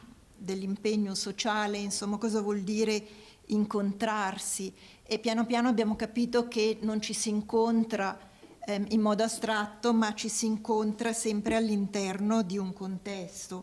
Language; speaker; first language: Italian; native; Italian